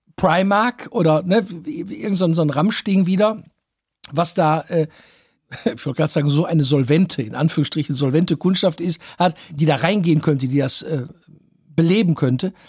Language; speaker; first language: German; native; German